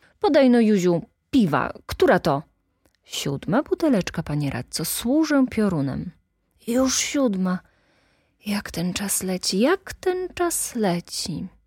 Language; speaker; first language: Polish; native; Polish